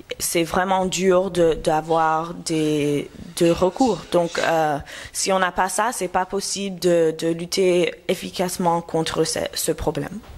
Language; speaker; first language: French; non-native, fluent; English